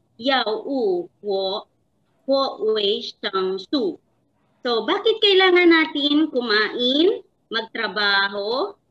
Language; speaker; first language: Filipino; native; Filipino